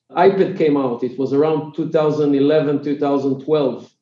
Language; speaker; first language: English; non-native, fluent; Hebrew